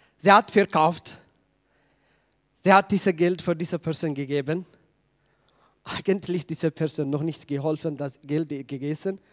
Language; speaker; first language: German; non-native, learner; Tigrinya